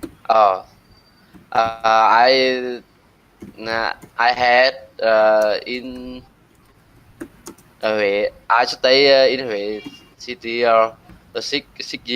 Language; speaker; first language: English; non-native, learner; Vietnamese